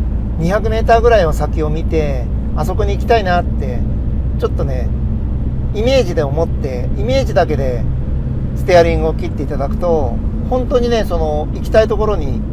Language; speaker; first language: Japanese; native; Japanese